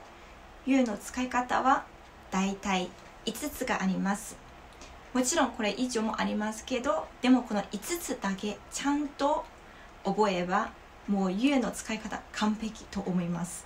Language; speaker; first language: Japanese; non-native, learner; Chinese